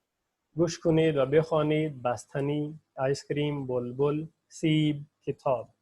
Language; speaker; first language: Persian; non-native, fluent; Urdu